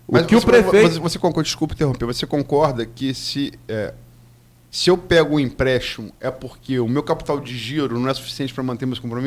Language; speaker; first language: Portuguese; native; Portuguese